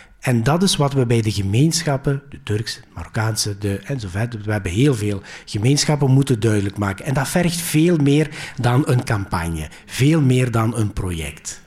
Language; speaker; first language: Dutch; early bilingual, other home language; Greek